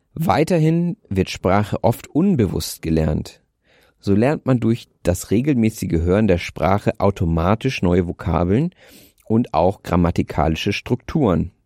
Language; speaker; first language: German; native; German